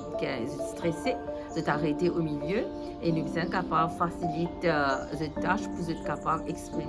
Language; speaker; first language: French; non-native, local second language; Morisyen